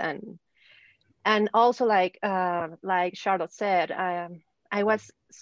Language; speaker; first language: English; native; English